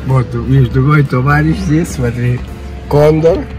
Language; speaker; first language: Russian; early bilingual, heritage; Russian